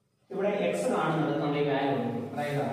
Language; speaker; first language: Malayalam; native; Malayalam